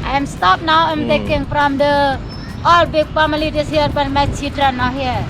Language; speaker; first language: English; non-native, learner; Sasak